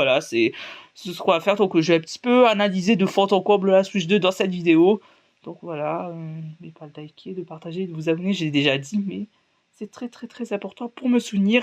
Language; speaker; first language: French; native; French